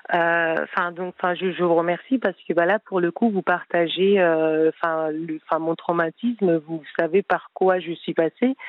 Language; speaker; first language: French; non-native, fluent; Spanish